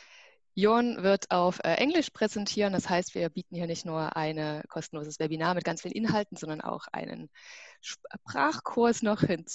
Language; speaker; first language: German; native; German